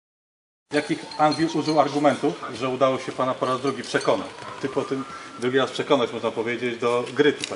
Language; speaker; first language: Polish; native; Polish